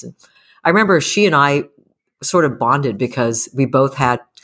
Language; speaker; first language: English; early bilingual, other home language; Japanese